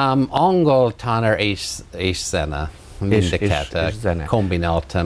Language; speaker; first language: Hungarian; non-native, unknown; English